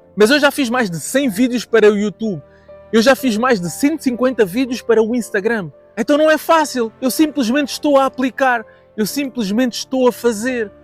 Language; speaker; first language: Portuguese; native; Portuguese